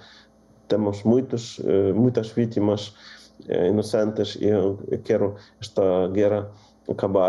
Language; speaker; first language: Portuguese; non-native, fluent; Ukrainian